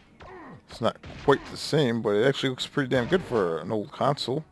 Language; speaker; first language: English; native; English